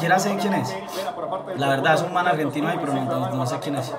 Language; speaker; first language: Spanish; native; Spanish